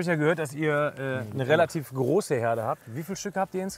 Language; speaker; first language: German; native; German